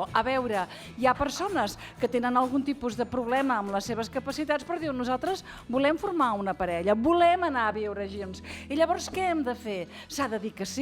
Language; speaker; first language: Catalan; native; Catalan